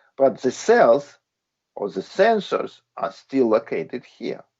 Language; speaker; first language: English; non-native, fluent; Latvian